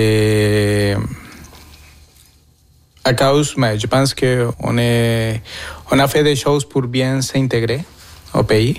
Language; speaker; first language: French; non-native, fluent; Spanish